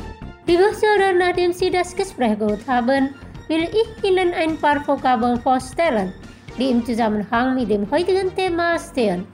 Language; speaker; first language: German; non-native, fluent; Indonesian